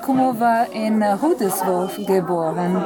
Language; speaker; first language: German; non-native, learner; Italian